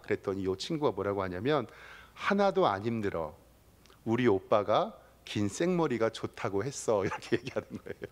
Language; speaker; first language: Korean; native; Korean